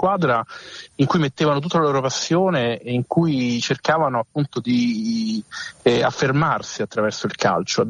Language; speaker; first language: Italian; native; Italian